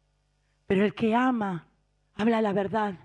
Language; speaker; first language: Spanish; native; Spanish